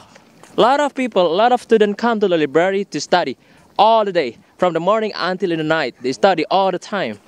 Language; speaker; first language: English; non-native, learner; Indonesian